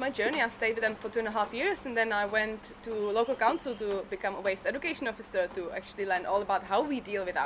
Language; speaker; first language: English; non-native, fluent; Czech